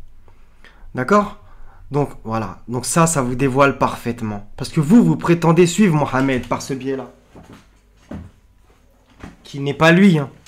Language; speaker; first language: French; native; French